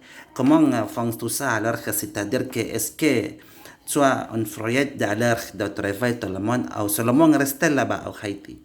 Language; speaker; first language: French; non-native, learner; Indonesian